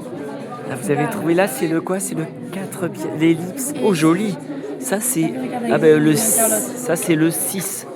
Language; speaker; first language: French; native; French